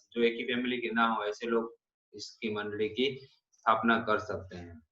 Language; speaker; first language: Hindi; non-native, local second language; Gujarati